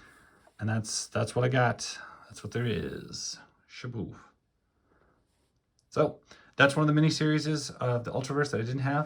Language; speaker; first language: English; native; English